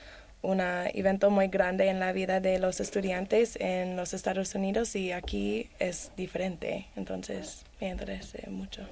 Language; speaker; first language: Spanish; non-native, learner; English